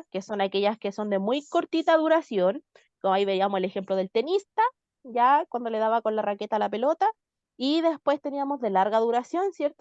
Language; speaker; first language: Spanish; native; Spanish